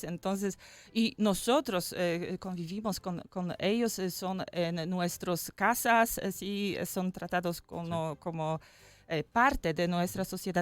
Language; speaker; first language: Spanish; non-native, fluent; Polish